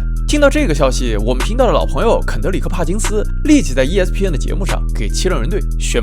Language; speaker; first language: Chinese; native; Chinese